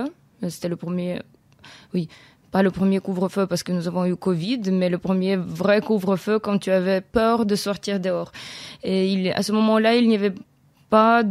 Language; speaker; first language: French; non-native, fluent; Ukrainian